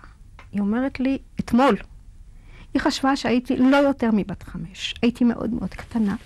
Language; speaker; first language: Hebrew; non-native, fluent; Yiddish